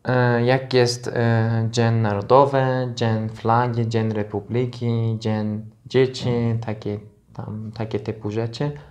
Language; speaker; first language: Polish; non-native, learner; Turkish